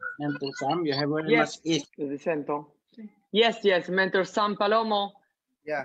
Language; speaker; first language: English; non-native, learner; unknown